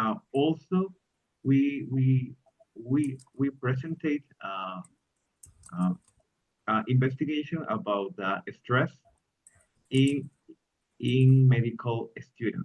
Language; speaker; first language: English; non-native, learner; Spanish